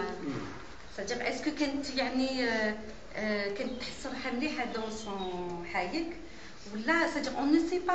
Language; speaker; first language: French; non-native, local second language; Arabic